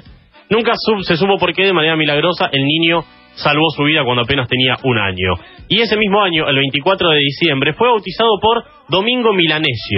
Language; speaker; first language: Spanish; native; Spanish